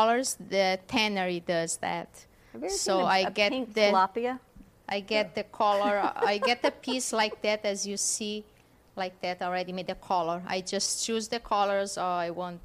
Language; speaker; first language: English; non-native, fluent; German